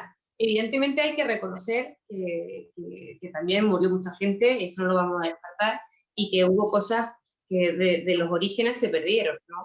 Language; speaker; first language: Spanish; native; Spanish